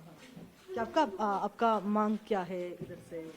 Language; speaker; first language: Hindi; non-native, local second language; Malayalam